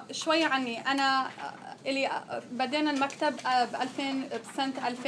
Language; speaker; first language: Arabic; early bilingual, heritage; Arabic